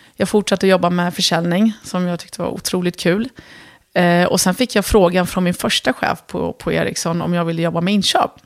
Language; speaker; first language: Swedish; early bilingual, other home language; Arabic